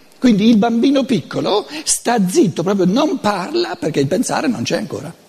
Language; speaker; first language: Italian; non-native, local second language; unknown